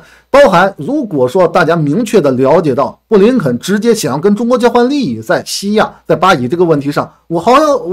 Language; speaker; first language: Chinese; native; Chinese